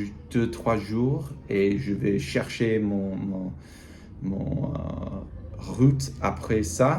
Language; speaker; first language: French; non-native, learner; English